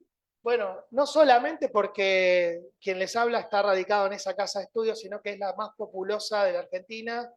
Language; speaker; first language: Spanish; native; Spanish